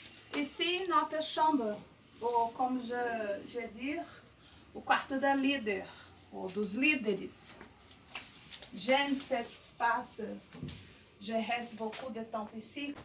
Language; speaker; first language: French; non-native, learner; Portuguese